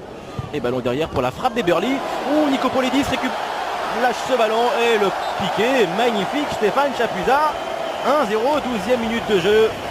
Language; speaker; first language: French; native; French